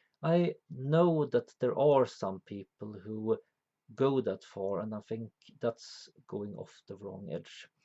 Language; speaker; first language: English; non-native, fluent; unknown